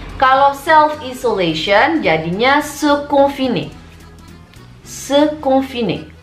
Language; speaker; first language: Indonesian; native; Indonesian